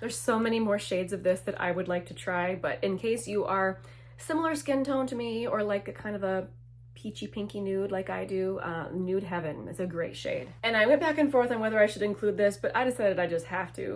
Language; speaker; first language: English; native; English